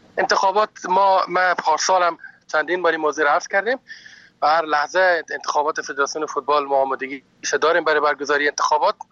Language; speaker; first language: Persian; native; Persian